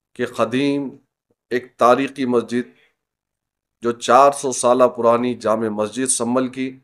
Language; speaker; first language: Urdu; native; Urdu